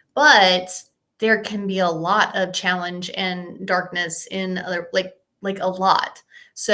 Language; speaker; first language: English; native; English